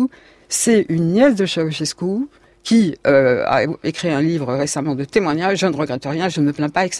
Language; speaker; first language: French; native; French